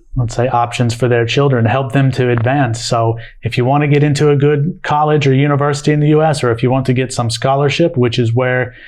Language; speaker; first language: English; native; English